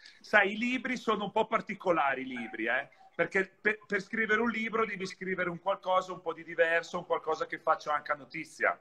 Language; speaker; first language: Italian; native; Italian